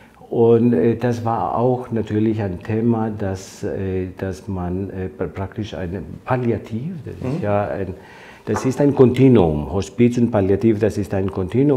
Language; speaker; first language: German; non-native, fluent; Greek